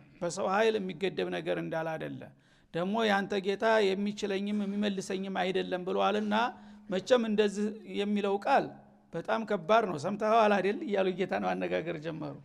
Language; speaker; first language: Amharic; native; Amharic